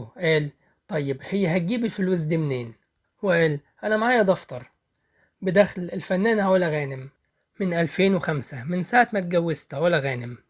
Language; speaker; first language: Arabic; native; Arabic